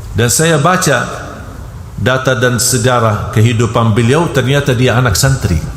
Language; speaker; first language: Malay; non-native, fluent; Arabic